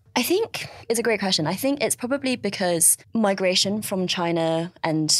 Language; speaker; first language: English; early bilingual, other home language; Chinese